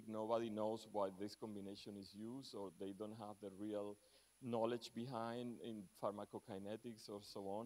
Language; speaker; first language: English; non-native, fluent; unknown